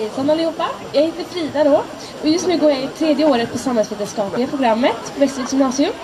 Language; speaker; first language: Swedish; native; Swedish